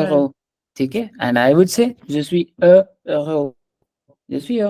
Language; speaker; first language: French; non-native, fluent; Hindi